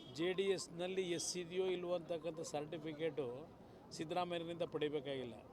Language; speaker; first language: Kannada; native; Kannada